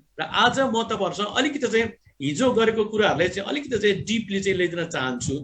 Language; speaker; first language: Nepali; non-native, local second language; Gurung